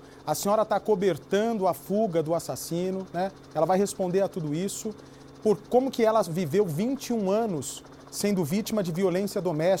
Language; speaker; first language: Portuguese; native; Portuguese